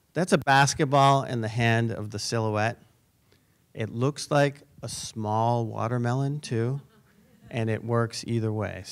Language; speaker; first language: English; native; English